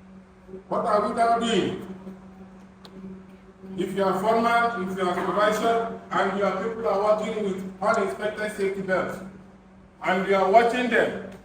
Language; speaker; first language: English; non-native, fluent; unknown